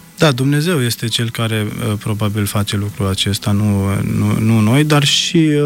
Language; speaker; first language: Romanian; early bilingual, heritage; Romanian